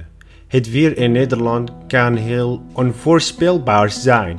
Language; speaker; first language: Dutch; non-native, fluent; Arabic